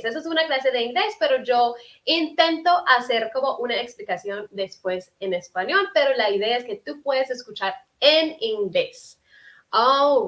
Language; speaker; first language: Spanish; early bilingual, heritage; Spanish